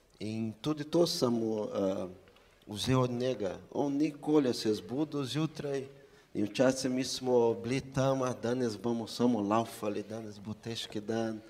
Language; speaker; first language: Slovenian; non-native, fluent; Portuguese